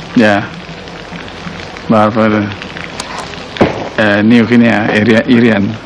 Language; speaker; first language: Dutch; non-native, local second language; Minangkabau